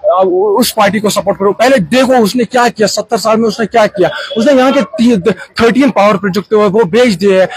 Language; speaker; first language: Hindi; non-native, local second language; Kashmiri